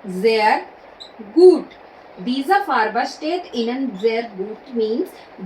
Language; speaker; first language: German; non-native, learner; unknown